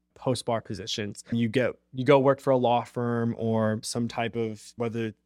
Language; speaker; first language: English; native; English